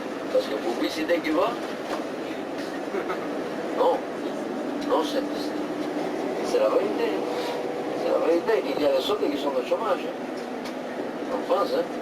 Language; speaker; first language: French; non-native, fluent; Spanish